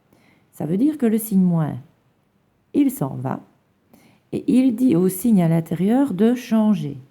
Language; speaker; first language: French; native; French